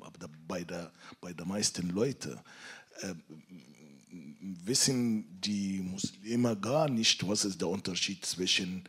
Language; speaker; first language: German; non-native, fluent; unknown